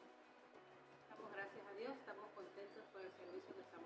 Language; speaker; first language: Spanish; native; Spanish